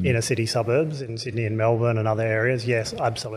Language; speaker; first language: English; native; English